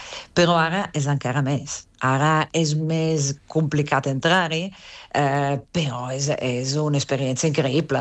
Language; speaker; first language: Catalan; non-native, fluent; Italian